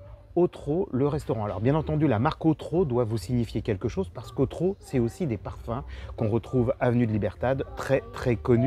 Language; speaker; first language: French; native; French